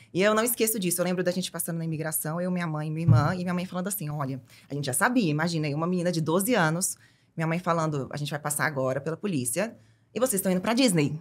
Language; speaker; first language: Portuguese; native; Portuguese